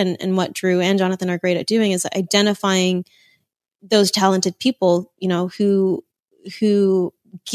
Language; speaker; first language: English; native; English